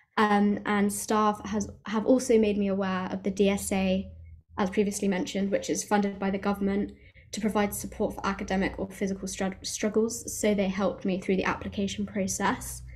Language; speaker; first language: English; native; English